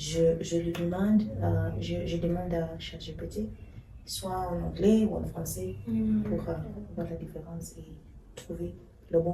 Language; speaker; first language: French; non-native, fluent; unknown